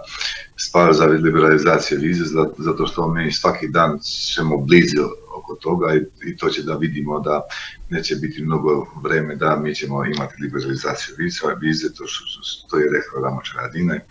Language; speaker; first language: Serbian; non-native, local second language; Albanian